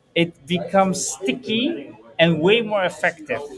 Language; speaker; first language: English; early bilingual, heritage; Dutch